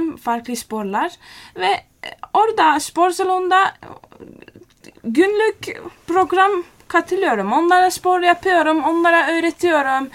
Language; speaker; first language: Turkish; non-native, learner; Finnish